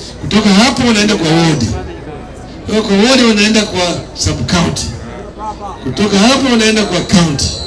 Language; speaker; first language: Swahili; non-native, local second language; Gusii